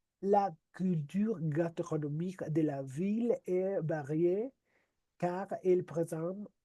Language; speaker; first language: French; non-native, learner; Spanish